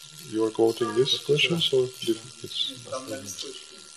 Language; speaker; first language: English; non-native, fluent; Russian